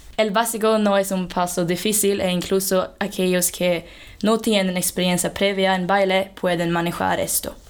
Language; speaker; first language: Spanish; non-native, fluent; Swedish